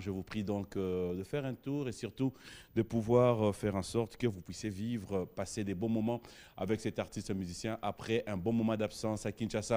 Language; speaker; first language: French; non-native, local second language; Lingala